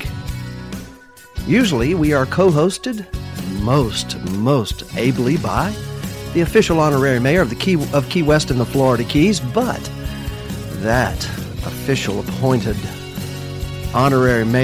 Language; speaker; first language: English; native; English